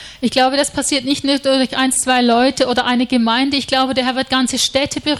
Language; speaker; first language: German; native; German